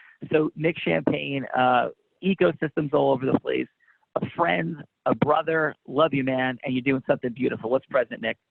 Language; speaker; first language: English; native; English